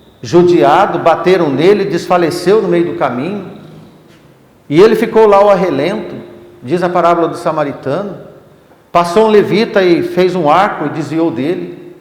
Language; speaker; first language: Portuguese; native; Portuguese